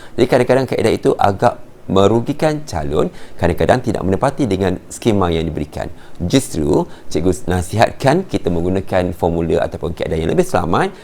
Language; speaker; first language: Malay; native; Malay